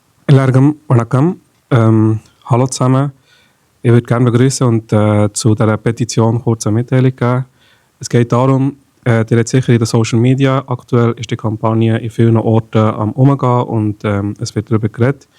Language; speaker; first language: German; non-native, local second language; Tamil